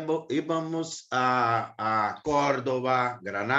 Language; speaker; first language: Spanish; non-native, learner; Portuguese